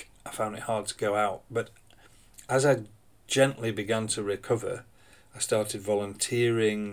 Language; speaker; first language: English; native; English